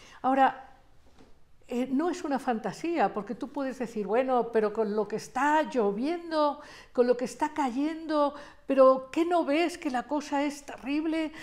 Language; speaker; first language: Spanish; native; Spanish